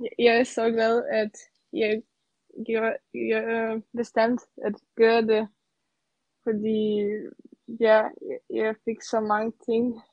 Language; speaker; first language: Danish; non-native, fluent; Serbian